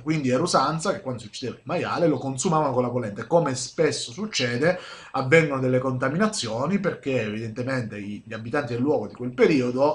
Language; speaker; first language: Italian; native; Italian